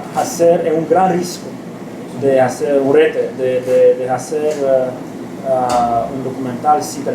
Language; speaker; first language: Spanish; non-native, learner; Romanian